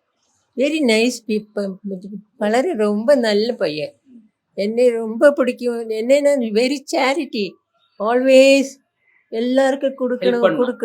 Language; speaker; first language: Tamil; non-native, learner; Malayalam